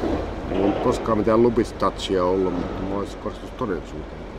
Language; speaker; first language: Finnish; native; Finnish